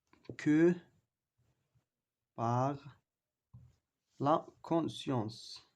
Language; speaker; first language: French; non-native, local second language; Arabic